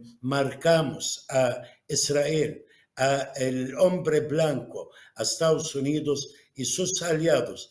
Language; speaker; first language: Spanish; non-native, fluent; Arabic